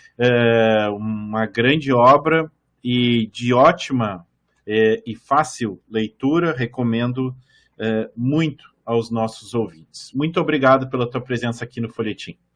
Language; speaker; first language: Portuguese; native; Portuguese